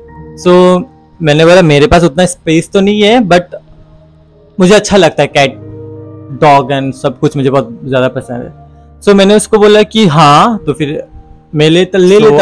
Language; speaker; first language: Hindi; non-native, local second language; Assamese